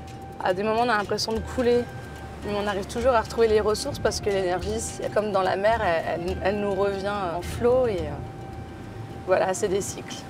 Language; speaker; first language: French; native; French